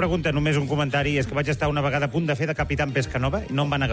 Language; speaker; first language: Catalan; native; Catalan